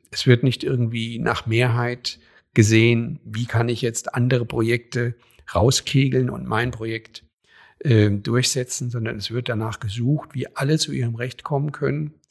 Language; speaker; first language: German; native; German